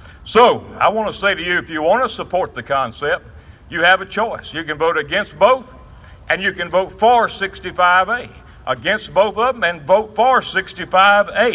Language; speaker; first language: English; native; English